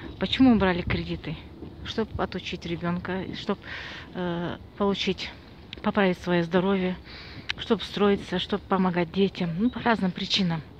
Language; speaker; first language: Russian; non-native, local second language; Kazakh